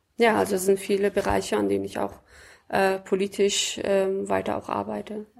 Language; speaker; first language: German; early bilingual, other home language; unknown